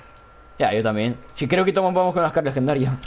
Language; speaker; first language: Spanish; native; Spanish